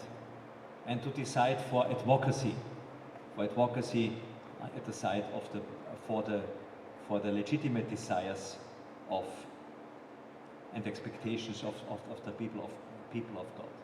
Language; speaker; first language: English; non-native, fluent; German